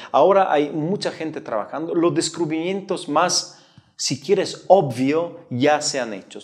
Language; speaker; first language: Spanish; non-native, fluent; Italian